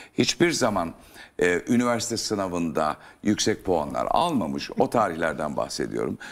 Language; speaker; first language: Turkish; native; Turkish